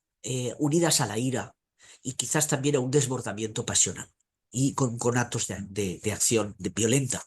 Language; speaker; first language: Spanish; native; Spanish